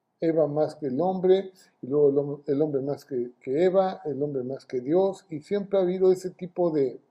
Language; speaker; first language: Spanish; native; Spanish